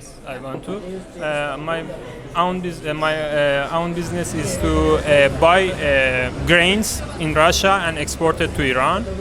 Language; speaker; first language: English; non-native, learner; Persian